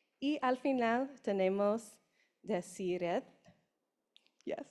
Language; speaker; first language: Spanish; non-native, learner; English